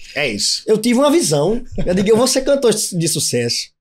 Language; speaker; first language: Portuguese; native; Portuguese